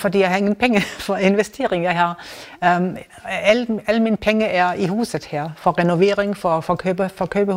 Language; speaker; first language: Danish; non-native, learner; German